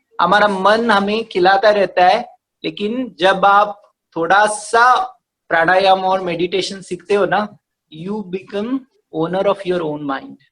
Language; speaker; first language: Hindi; non-native, local second language; Marathi